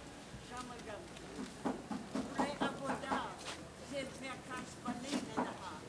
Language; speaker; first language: Hebrew; non-native, learner; German